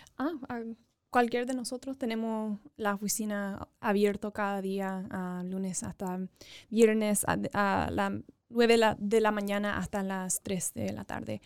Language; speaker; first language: Spanish; early bilingual, other home language; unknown